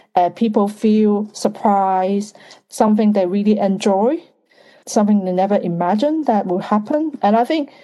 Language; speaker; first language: English; non-native, fluent; Bulgarian